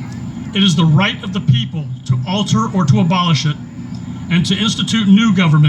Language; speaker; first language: English; native; English